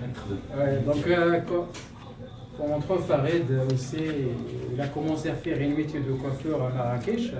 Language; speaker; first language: French; non-native, local second language; Arabic